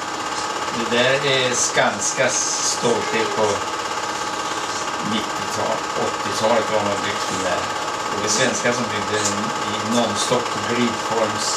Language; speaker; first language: Swedish; native; Swedish